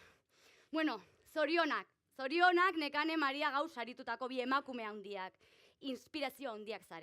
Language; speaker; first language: Basque; native; Basque